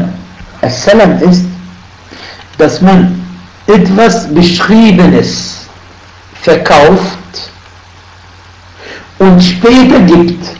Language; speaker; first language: German; non-native, fluent; Arabic